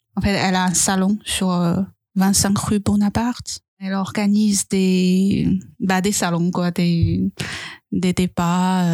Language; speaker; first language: French; non-native, fluent; Chinese